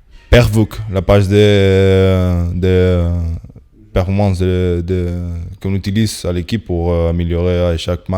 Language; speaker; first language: French; non-native, fluent; Spanish